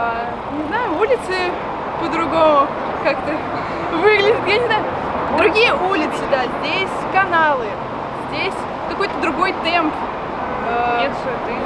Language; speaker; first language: Russian; native; Russian